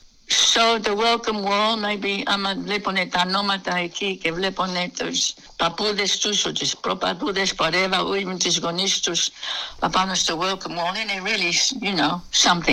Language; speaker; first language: Greek; early bilingual, heritage; Greek